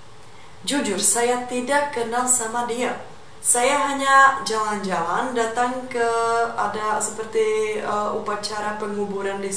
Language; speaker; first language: Indonesian; non-native, fluent; Czech